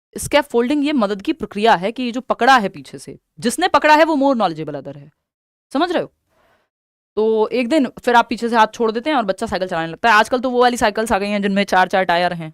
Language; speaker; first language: Hindi; native; Hindi